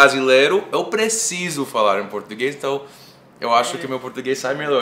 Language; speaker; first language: Portuguese; non-native, fluent; English